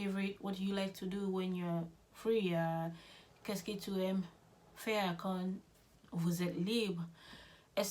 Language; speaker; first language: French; non-native, learner; English